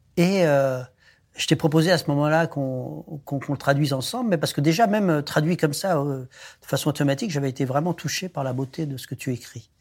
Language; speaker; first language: French; native; French